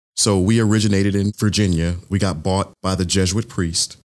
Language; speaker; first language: English; early bilingual, other home language; Yoruba